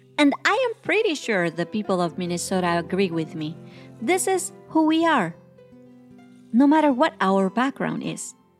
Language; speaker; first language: English; non-native, fluent; Spanish